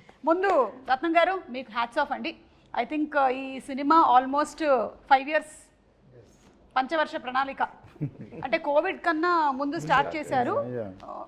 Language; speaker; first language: Telugu; native; Telugu